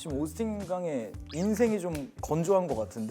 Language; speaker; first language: Korean; native; Korean